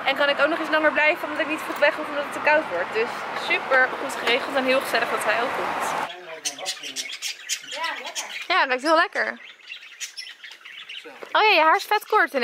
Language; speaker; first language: Dutch; native; Dutch